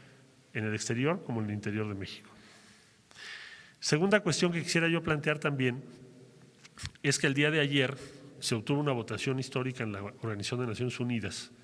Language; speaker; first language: Spanish; native; Spanish